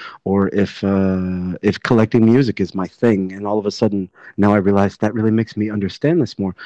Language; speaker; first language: English; native; English